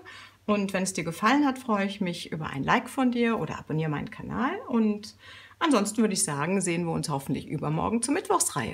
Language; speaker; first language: German; native; German